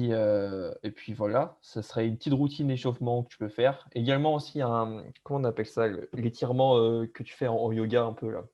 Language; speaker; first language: French; native; French